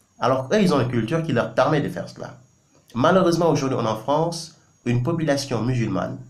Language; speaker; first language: French; non-native, local second language; Wolof